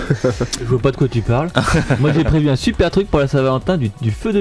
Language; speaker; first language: French; native; French